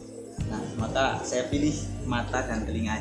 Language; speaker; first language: Indonesian; native; Indonesian